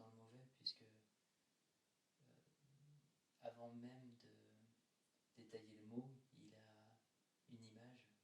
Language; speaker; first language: French; native; French